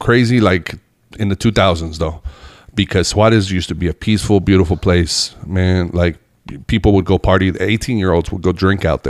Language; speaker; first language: English; early bilingual, other home language; Spanish